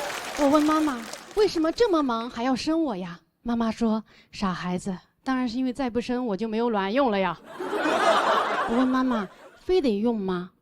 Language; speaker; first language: Chinese; native; Chinese